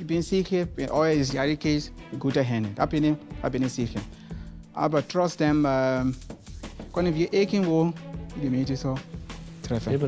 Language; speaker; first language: German; non-native, learner; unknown